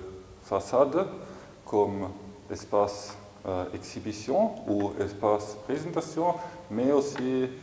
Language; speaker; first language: French; non-native, fluent; German